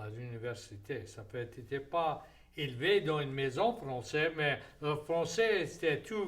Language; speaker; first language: French; native; French